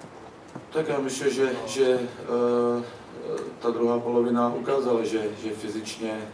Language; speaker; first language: Polish; non-native, learner; Czech